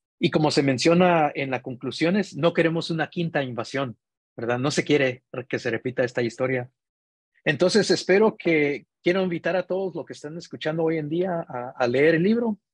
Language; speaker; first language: Spanish; early bilingual, heritage; Spanish